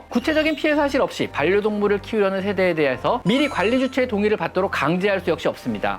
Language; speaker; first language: Korean; native; Korean